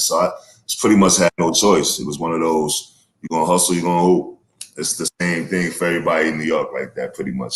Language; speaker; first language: English; native; English